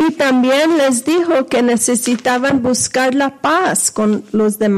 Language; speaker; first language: Spanish; non-native, fluent; English